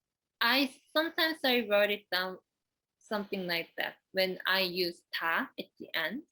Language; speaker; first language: English; non-native, fluent; Korean